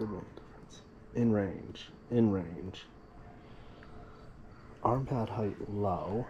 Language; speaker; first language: English; native; English